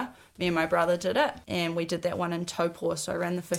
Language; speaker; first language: English; native; English